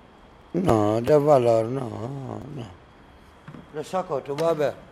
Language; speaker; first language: Spanish; non-native, learner; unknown